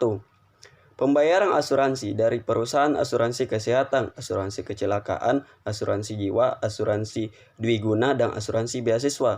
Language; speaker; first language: Indonesian; native; Indonesian